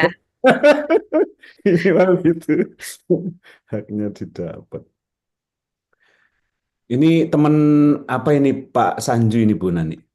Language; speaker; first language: Indonesian; native; Indonesian